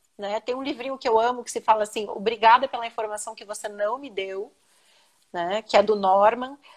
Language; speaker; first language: Portuguese; native; Portuguese